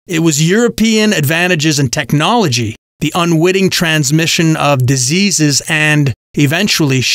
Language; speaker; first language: English; native; English